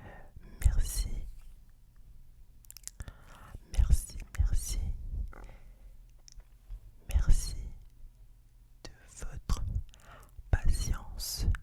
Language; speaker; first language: French; non-native, fluent; English